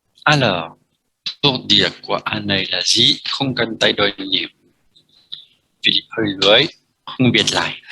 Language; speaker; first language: Vietnamese; non-native, fluent; French